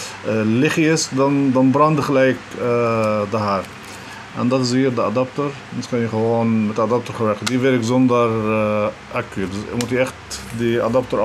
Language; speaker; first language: Dutch; non-native, fluent; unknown